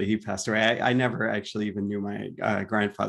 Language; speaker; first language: English; non-native, local second language; Gujarati